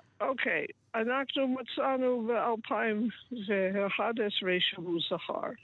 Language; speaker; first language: Hebrew; non-native, fluent; English